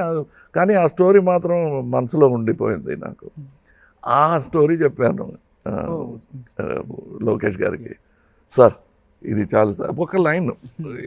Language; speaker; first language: Telugu; non-native, local second language; Tamil